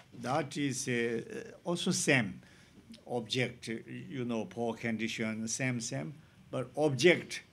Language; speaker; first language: English; non-native, learner; Tibetan